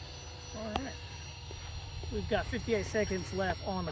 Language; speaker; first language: English; native; English